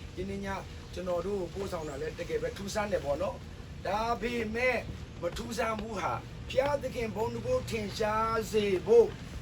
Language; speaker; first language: Burmese; non-native, local second language; S'gaw Karen